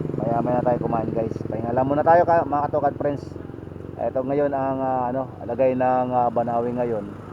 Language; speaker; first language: Filipino; native; Filipino